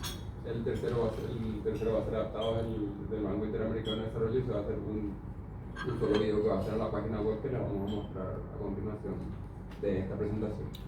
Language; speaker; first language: Spanish; native; Spanish